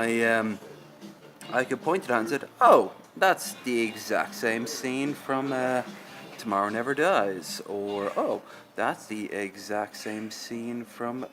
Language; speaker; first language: English; native; English